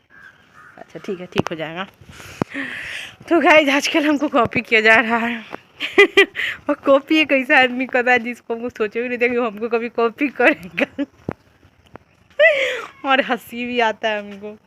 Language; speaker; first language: Hindi; native; Hindi